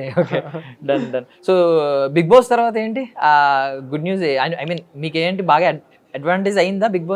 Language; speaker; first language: Telugu; native; Telugu